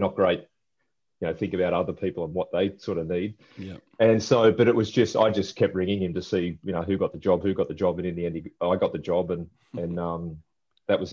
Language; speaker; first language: English; native; English